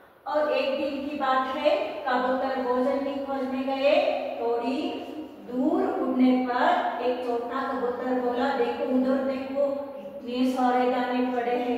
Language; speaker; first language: Hindi; non-native, local second language; Kannada